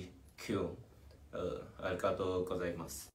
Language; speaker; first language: Japanese; non-native, learner; Chinese